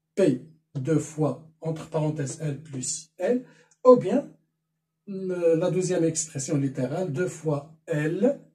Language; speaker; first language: French; non-native, local second language; Arabic